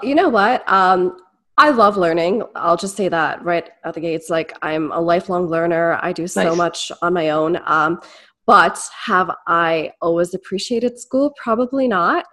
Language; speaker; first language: English; native; English